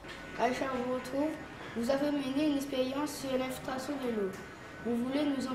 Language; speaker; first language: French; native; French